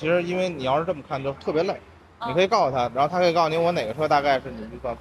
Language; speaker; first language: Chinese; native; Chinese